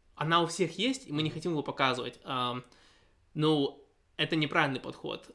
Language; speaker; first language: Russian; early bilingual, heritage; Russian